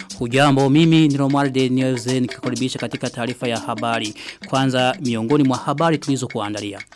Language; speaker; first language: Swahili; non-native, local second language; Rundi